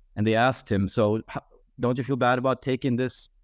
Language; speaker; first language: English; non-native, fluent; Swedish